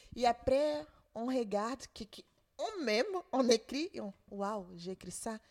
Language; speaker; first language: French; non-native, learner; Portuguese